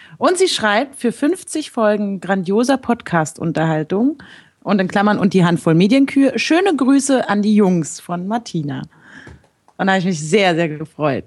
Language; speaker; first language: German; native; German